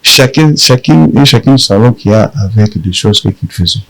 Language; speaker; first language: French; non-native, local second language; Rundi